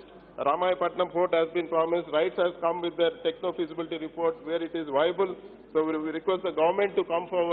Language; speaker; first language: English; non-native, local second language; Telugu